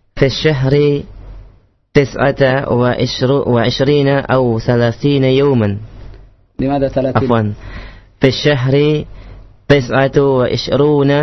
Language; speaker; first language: Arabic; non-native, learner; Indonesian